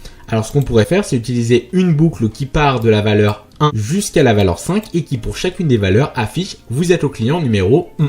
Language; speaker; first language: French; native; French